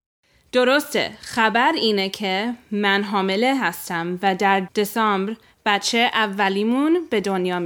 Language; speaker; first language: Persian; early bilingual, heritage; Persian